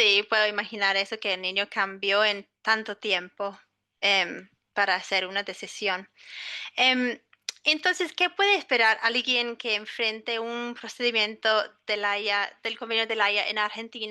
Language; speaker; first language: Spanish; non-native, fluent; English